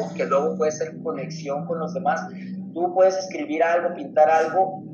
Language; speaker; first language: Spanish; native; Spanish